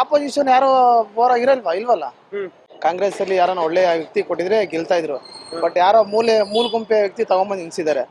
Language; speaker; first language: Kannada; native; Kannada